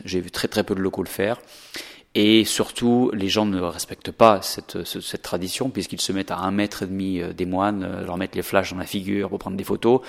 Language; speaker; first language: French; native; French